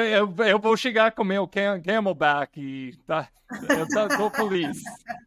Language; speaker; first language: Portuguese; non-native, fluent; English